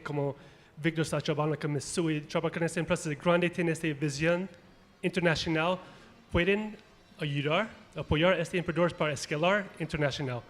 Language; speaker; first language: Spanish; non-native, fluent; English